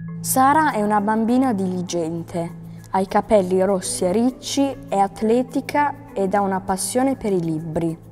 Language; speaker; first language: Italian; native; Italian